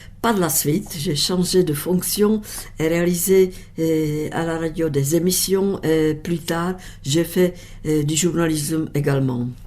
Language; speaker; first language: French; non-native, fluent; Czech